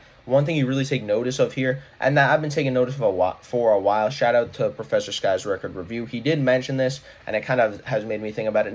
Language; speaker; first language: English; native; English